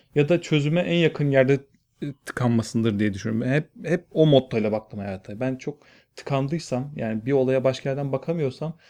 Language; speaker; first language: Turkish; native; Turkish